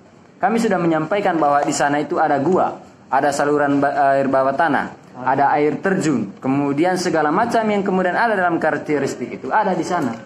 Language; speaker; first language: Indonesian; native; Indonesian